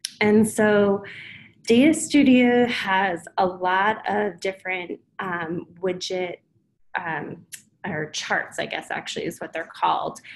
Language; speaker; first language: English; native; English